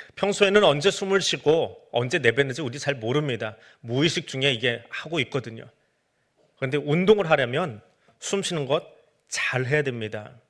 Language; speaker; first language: Korean; native; Korean